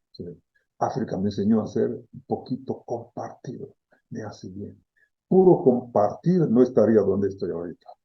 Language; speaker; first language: Spanish; non-native, fluent; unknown